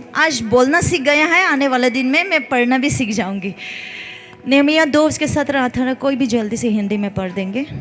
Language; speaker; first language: Hindi; non-native, local second language; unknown